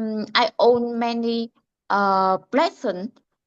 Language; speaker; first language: English; non-native, learner; Vietnamese